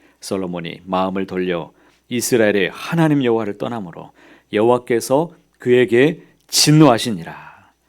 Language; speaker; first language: Korean; native; Korean